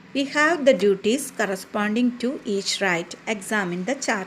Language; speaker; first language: English; non-native, local second language; Malayalam